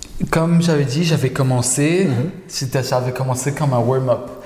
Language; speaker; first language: French; non-native, local second language; Arabic